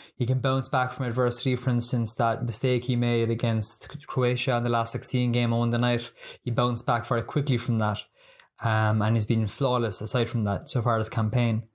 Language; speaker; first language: English; native; English